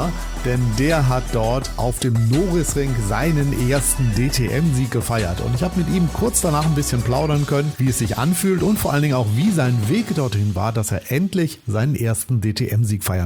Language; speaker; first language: German; native; German